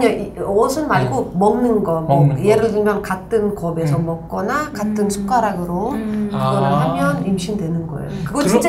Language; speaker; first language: Korean; non-native, local second language; Uzbek